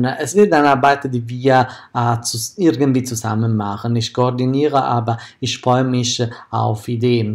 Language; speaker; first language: German; non-native, fluent; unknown